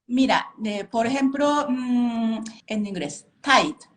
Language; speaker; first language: Spanish; non-native, learner; Japanese